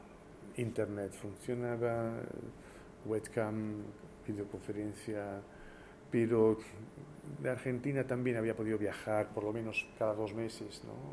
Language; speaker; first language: Spanish; early bilingual, heritage; Spanish